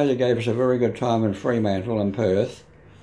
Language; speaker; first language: English; native; English